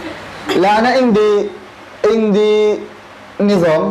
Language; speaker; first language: Arabic; non-native, fluent; Indonesian